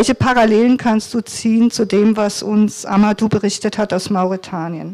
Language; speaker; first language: German; native; German